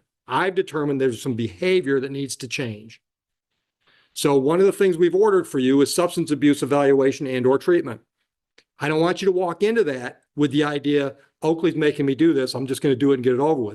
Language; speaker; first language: English; native; English